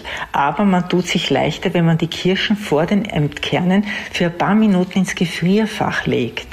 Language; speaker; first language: German; native; German